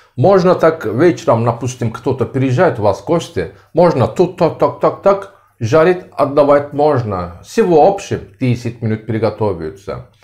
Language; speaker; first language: Russian; non-native, learner; Turkish